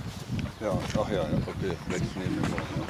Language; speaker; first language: German; native; German